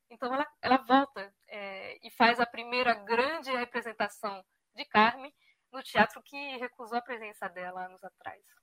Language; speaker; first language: Portuguese; early bilingual, heritage; Portuguese